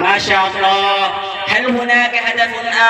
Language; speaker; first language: Arabic; non-native, learner; Urdu